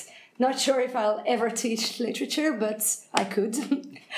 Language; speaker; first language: English; non-native, fluent; Hungarian